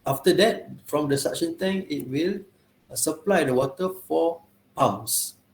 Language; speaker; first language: English; non-native, local second language; Malay